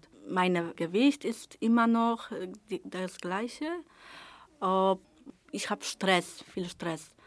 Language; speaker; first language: German; non-native, learner; Polish